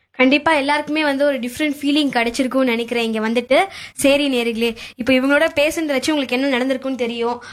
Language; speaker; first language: Tamil; native; Tamil